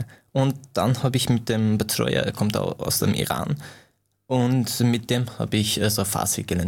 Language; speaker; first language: German; non-native, fluent; Persian